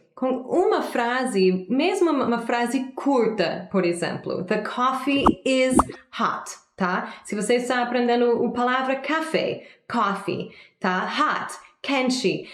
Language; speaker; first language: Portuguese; non-native, fluent; English